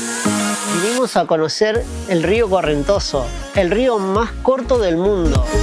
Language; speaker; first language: Spanish; native; Spanish